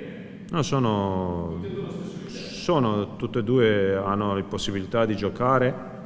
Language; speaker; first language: Italian; non-native, fluent; Croatian